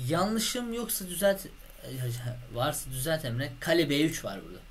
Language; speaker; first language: Turkish; native; Turkish